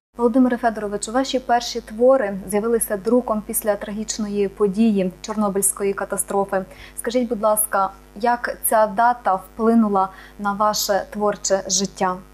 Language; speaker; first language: Ukrainian; native; Ukrainian